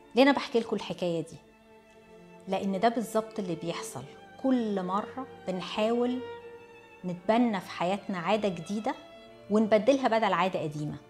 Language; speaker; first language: Arabic; early bilingual, heritage; Arabic